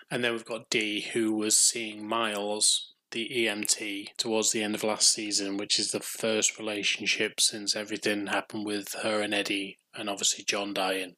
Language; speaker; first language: English; native; English